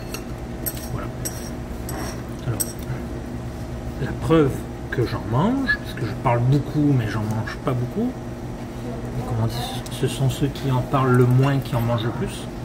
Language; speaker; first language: French; native; French